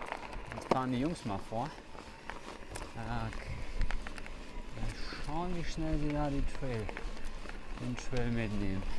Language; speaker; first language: German; native; German